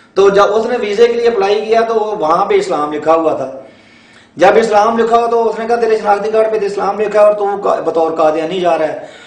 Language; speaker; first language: Urdu; non-native, local second language; Punjabi